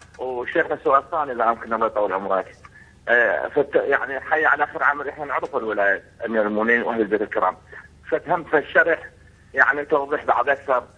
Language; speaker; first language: Arabic; native; Arabic